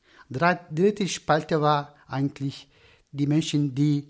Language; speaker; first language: German; non-native, learner; Turkish